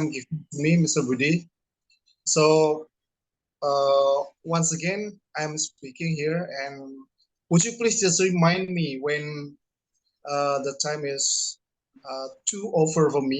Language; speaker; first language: English; non-native, fluent; Indonesian